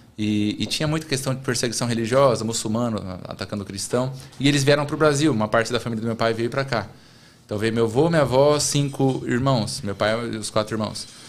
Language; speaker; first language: Portuguese; native; Portuguese